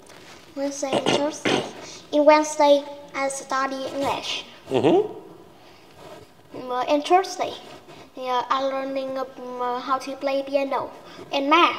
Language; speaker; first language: English; non-native, learner; Vietnamese